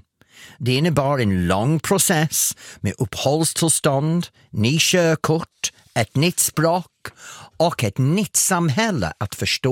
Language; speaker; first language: Swedish; non-native, fluent; English